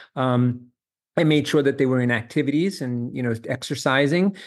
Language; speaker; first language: English; native; English